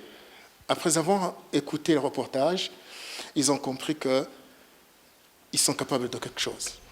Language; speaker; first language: French; non-native, local second language; Rundi